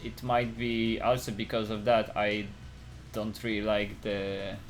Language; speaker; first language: English; non-native, fluent; Polish